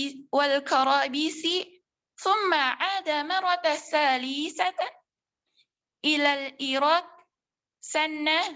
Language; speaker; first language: Arabic; non-native, learner; Indonesian